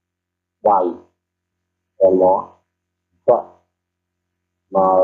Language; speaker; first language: English; non-native, fluent; Khmer